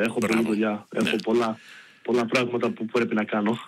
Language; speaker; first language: Greek; early bilingual, heritage; Greek